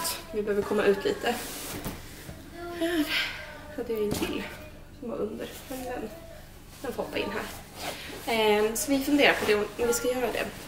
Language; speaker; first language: Swedish; native; Swedish